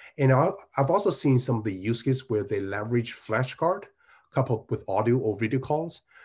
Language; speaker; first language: English; non-native, fluent; Chinese